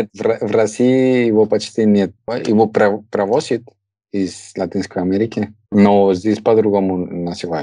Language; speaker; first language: Russian; non-native, fluent; Spanish